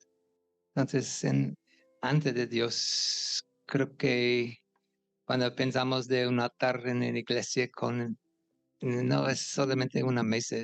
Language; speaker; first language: Spanish; non-native, fluent; English